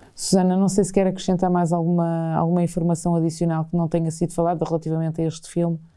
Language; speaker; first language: Portuguese; native; Portuguese